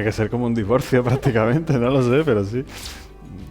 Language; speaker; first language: Spanish; native; Spanish